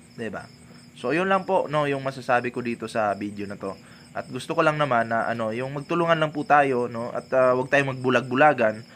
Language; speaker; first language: Filipino; non-native, local second language; Cebuano